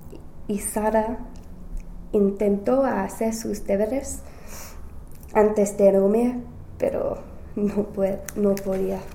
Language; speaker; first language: Spanish; non-native, learner; English